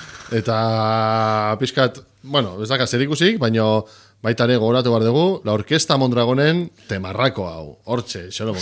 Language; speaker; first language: Basque; early bilingual, heritage; Basque